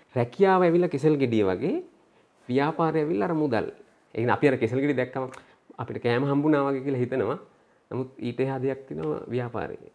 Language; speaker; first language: Sinhala; native; Sinhala